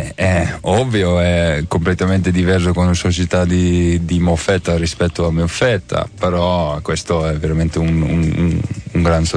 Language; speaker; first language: Italian; non-native, learner; Dutch